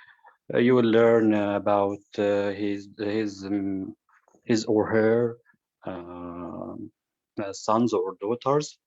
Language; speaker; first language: English; non-native, fluent; Arabic